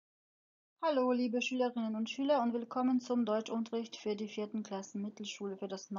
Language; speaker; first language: German; non-native, fluent; Croatian